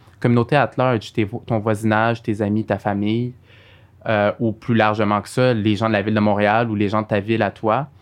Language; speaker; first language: French; early bilingual, other home language; Arabic